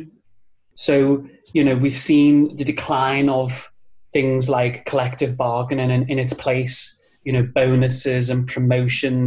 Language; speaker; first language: English; native; English